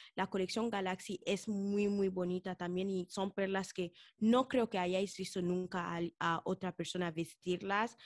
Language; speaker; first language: Spanish; non-native, local second language; Fang